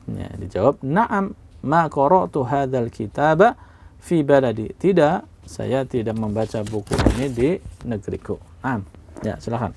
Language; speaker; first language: Indonesian; native; Indonesian